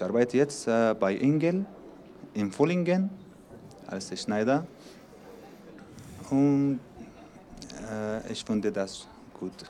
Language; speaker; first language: German; non-native, learner; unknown